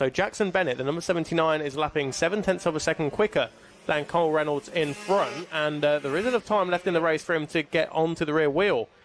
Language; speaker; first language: English; native; English